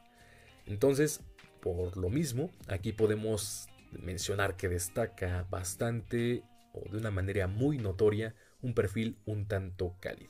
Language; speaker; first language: Spanish; native; Spanish